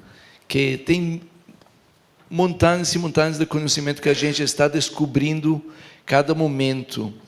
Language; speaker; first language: Portuguese; non-native, fluent; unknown